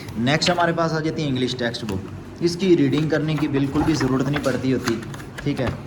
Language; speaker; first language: Urdu; non-native, local second language; Punjabi